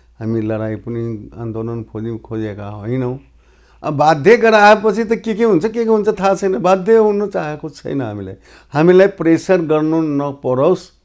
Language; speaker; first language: Nepali; non-native, local second language; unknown